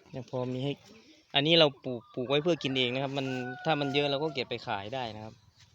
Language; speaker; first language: Thai; native; Thai